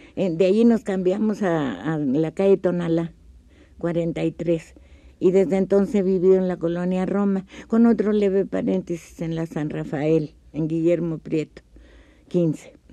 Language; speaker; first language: Spanish; native; Spanish